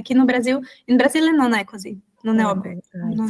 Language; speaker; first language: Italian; non-native, fluent; Portuguese